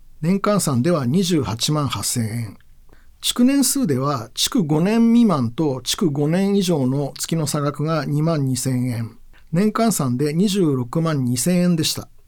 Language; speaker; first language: Japanese; native; Japanese